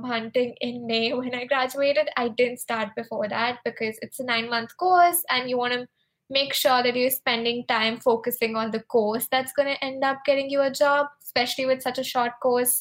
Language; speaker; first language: English; non-native, local second language; Hindi